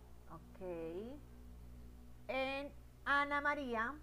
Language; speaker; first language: English; non-native, learner; Spanish